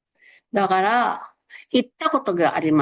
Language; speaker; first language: Japanese; non-native, fluent; Filipino